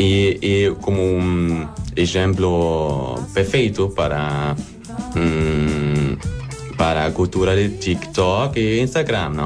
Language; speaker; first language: Portuguese; non-native, learner; German